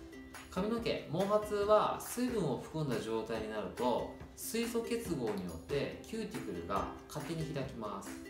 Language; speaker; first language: Japanese; native; Japanese